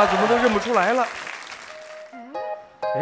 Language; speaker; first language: Chinese; native; Chinese